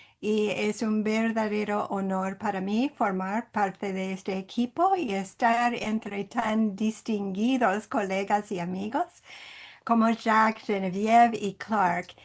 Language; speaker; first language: Spanish; non-native, fluent; English